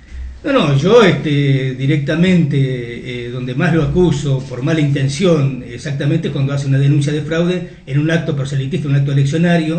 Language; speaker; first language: Spanish; native; Spanish